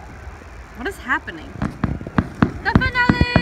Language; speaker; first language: English; native; English